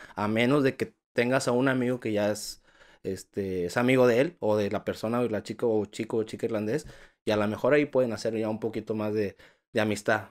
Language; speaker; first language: Spanish; native; Spanish